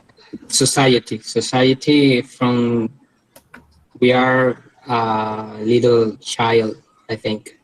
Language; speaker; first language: English; non-native, learner; Spanish